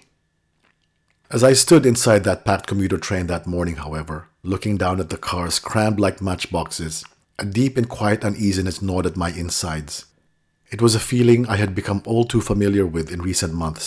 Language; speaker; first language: English; non-native, local second language; Filipino